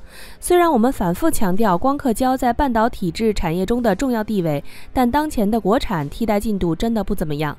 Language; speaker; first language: Chinese; native; Chinese